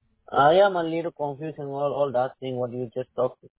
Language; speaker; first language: English; non-native, learner; Spanish